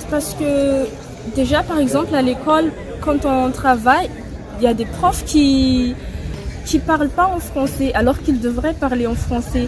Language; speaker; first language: French; non-native, local second language; Malagasy